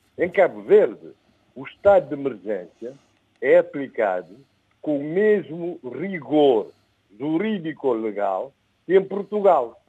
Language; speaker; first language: Portuguese; non-native, local second language; Kabuverdianu